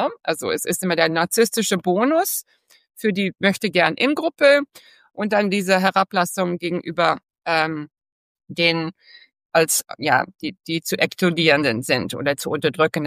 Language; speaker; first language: German; early bilingual, heritage; English